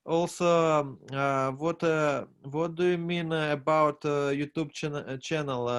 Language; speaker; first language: English; non-native, learner; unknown